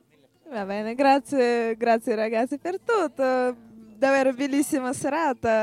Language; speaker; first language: Italian; non-native, learner; Russian